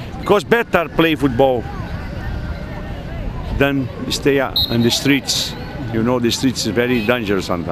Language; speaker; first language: English; non-native, learner; Portuguese